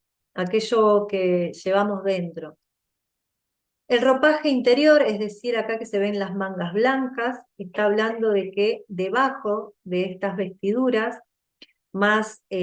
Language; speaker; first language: Spanish; native; Spanish